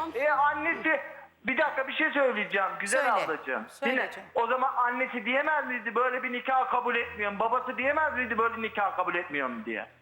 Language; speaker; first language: Turkish; native; Turkish